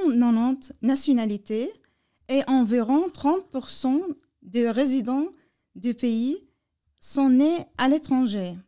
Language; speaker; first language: French; non-native, learner; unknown